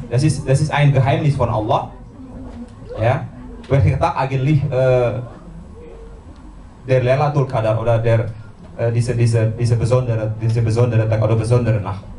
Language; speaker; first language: German; non-native, learner; Indonesian